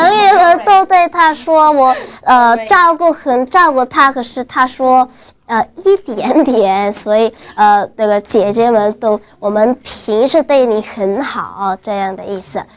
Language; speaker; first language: Chinese; non-native, fluent; Korean